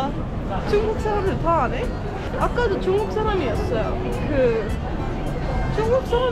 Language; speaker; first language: Korean; non-native, fluent; Estonian